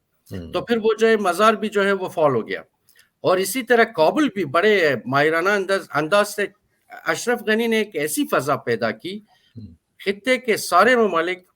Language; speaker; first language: Hindi; non-native, fluent; Persian